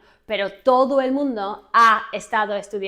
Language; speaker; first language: Spanish; non-native, fluent; English